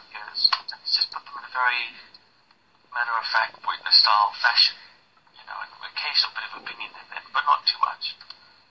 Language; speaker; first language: English; native; English